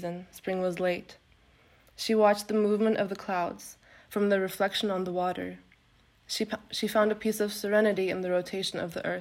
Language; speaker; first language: English; non-native, fluent; Turkish